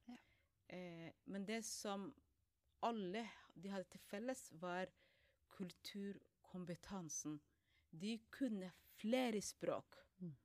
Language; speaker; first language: Norwegian; non-native, fluent; Somali